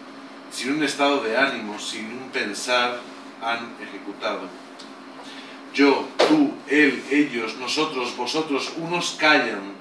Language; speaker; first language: Spanish; native; Spanish